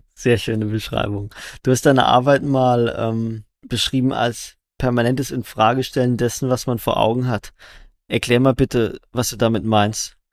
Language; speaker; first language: German; native; German